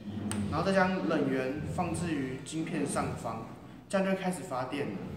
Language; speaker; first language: Chinese; native; Chinese